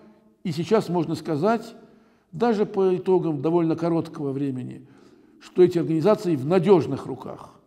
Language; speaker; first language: Russian; native; Russian